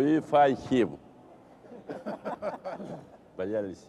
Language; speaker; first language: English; non-native, learner; Russian